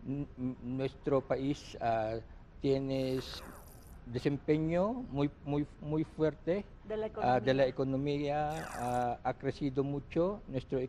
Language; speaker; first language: Spanish; non-native, learner; Filipino